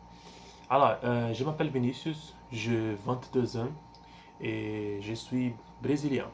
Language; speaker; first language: French; non-native, learner; Portuguese